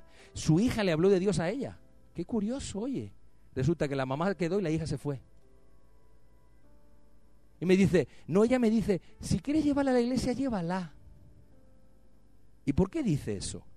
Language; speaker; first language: Spanish; native; Spanish